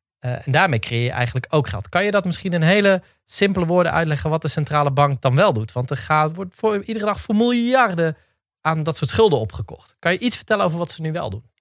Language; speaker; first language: Dutch; native; Dutch